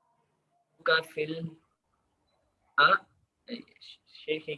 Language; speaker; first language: Arabic; non-native, learner; Urdu